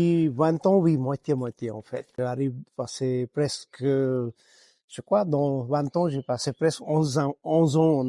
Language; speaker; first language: French; non-native, fluent; Gujarati